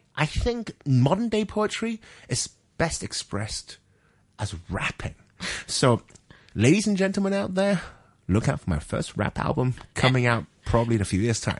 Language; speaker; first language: English; non-native, local second language; Cantonese